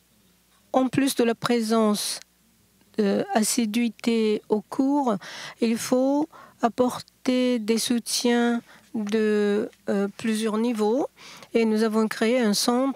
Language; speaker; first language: French; non-native, learner; Japanese